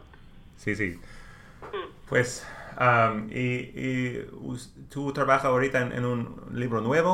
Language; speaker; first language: Spanish; non-native, learner; English